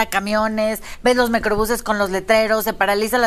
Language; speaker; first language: Spanish; native; Spanish